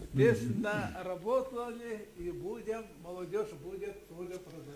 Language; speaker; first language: Russian; non-native, local second language; Yakut